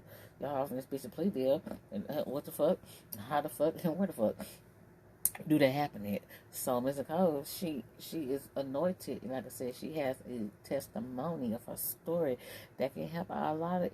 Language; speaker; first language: English; native; English